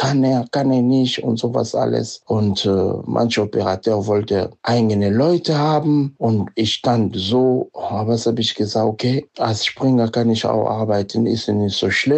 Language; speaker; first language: German; non-native, fluent; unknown